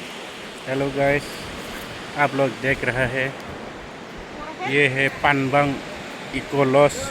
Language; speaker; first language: Hindi; non-native, local second language; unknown